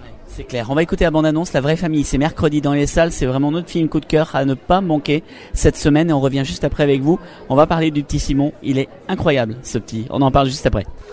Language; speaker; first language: French; native; French